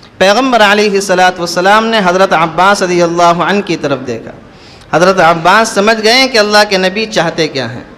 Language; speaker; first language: Urdu; native; Urdu